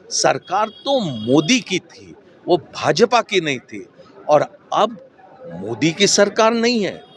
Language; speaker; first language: Hindi; non-native, local second language; Marathi